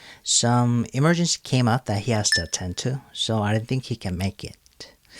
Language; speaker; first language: English; non-native, fluent; Korean